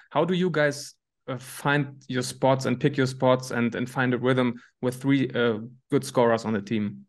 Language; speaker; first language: English; non-native, fluent; German